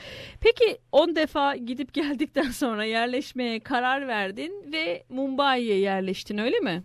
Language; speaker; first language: Turkish; native; Turkish